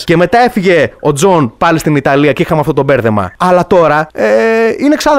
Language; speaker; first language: Greek; native; Greek